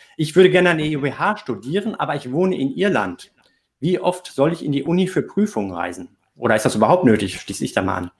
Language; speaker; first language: German; native; German